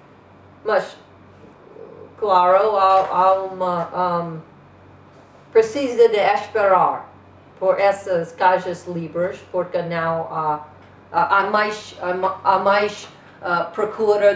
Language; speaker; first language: Portuguese; non-native, learner; English